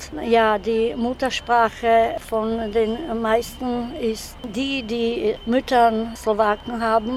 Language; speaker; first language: German; non-native, local second language; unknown